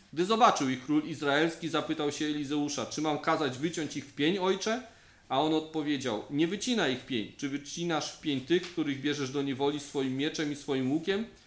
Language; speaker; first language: Polish; native; Polish